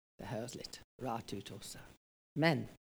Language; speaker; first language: Norwegian; non-native, fluent; English